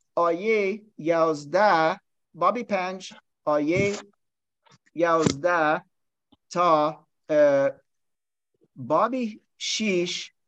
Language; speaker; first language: Persian; non-native, learner; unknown